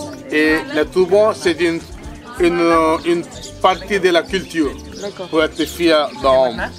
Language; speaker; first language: French; non-native, fluent; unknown